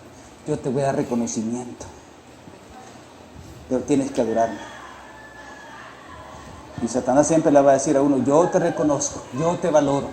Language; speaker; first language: Spanish; native; Spanish